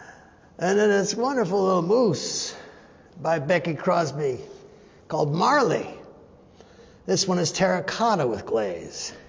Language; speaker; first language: English; native; English